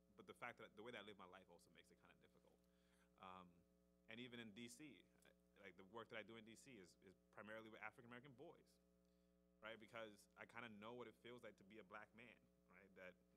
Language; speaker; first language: English; native; English